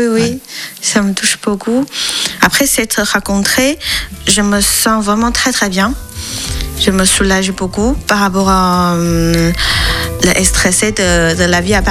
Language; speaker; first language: French; non-native, learner; Chinese